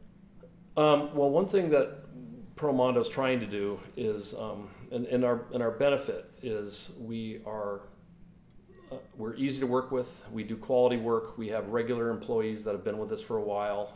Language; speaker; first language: English; native; English